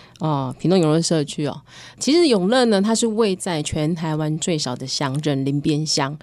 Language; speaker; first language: Chinese; native; Chinese